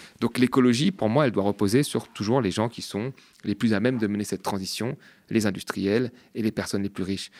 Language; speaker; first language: French; native; French